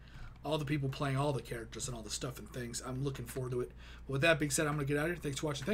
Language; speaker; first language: English; native; English